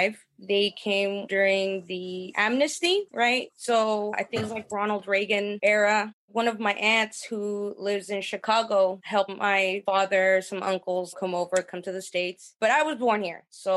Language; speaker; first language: English; early bilingual, other home language; Spanish